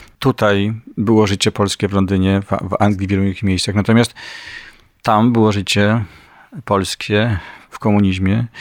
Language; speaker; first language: Polish; native; Polish